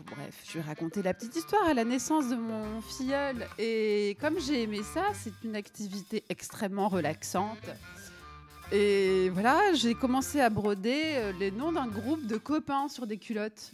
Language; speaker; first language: French; native; French